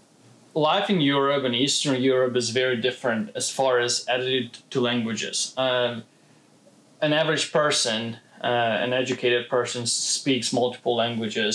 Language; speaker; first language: English; non-native, fluent; Ukrainian